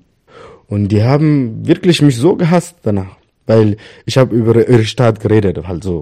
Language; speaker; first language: German; non-native, fluent; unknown